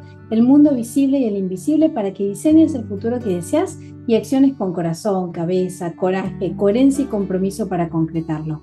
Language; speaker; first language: Spanish; native; Spanish